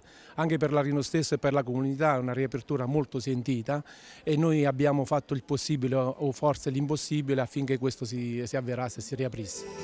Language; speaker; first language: Italian; native; Italian